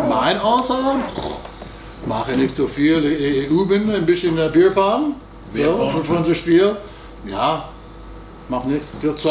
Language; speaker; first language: German; non-native, fluent; English